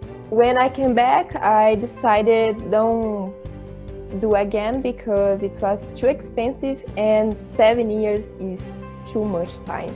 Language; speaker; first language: English; non-native, learner; Portuguese